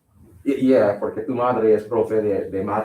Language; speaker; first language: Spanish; non-native, fluent; English